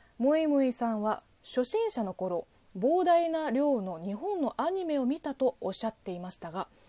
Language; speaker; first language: Japanese; non-native, fluent; Chinese